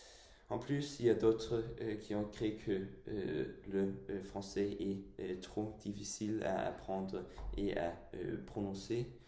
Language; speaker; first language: French; non-native, fluent; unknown